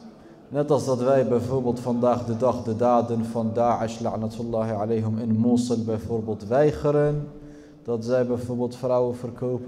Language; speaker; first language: Dutch; early bilingual, other home language; Arabic